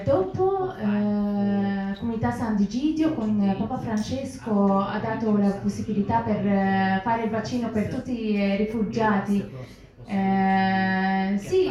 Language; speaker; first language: Italian; non-native, learner; Arabic